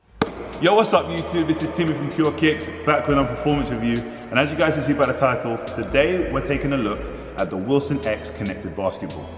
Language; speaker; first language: English; native; English